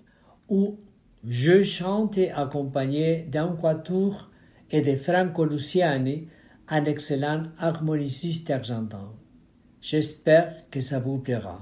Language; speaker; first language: French; non-native, fluent; Spanish